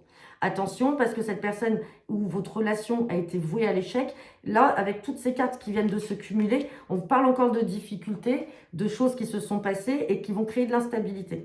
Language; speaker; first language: French; native; French